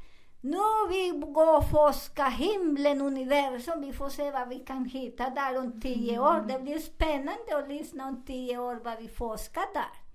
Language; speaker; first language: Swedish; non-native, learner; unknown